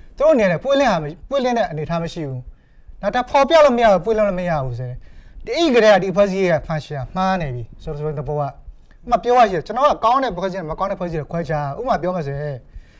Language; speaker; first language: Burmese; native; Burmese